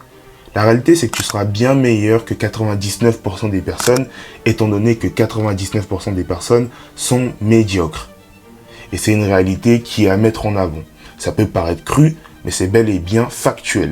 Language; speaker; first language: French; native; French